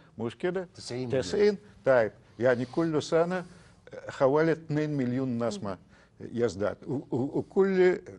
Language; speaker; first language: Arabic; non-native, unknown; Russian